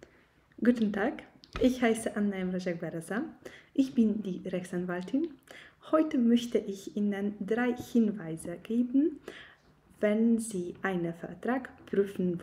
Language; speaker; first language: German; non-native, fluent; Polish